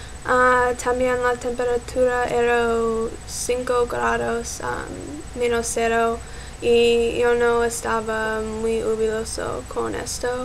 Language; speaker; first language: Spanish; non-native, learner; English